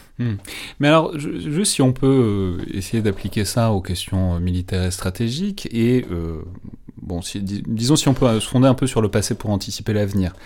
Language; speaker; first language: French; native; French